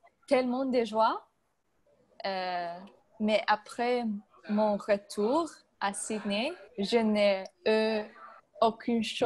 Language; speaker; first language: French; non-native, learner; English